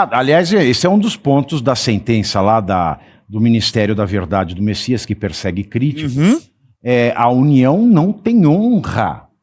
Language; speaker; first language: Portuguese; native; Portuguese